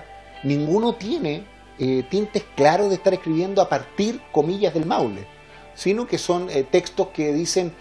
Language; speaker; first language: Spanish; native; Spanish